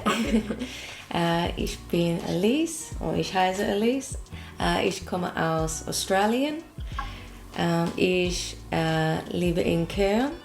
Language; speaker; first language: German; non-native, learner; English